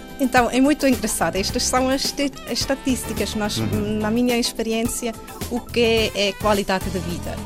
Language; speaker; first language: Portuguese; non-native, fluent; Swiss German